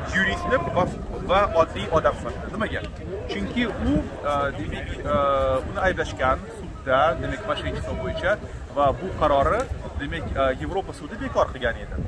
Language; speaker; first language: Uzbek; non-native, local second language; Russian